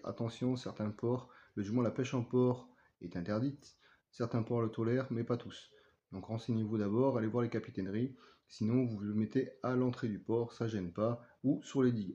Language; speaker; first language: French; native; French